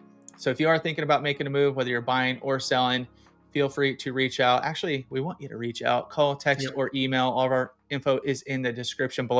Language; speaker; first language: English; native; English